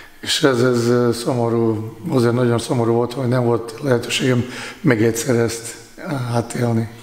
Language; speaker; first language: Hungarian; non-native, fluent; Bosnian